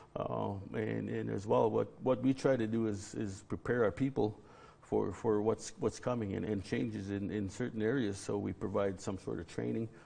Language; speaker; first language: English; native; English